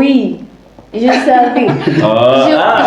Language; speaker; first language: French; non-native, learner; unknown